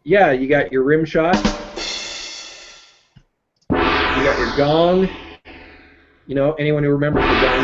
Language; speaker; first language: English; native; English